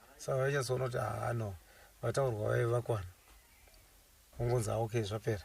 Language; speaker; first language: Shona; non-native, local second language; Nyanja